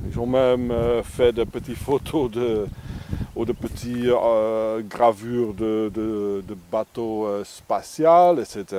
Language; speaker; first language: French; non-native, fluent; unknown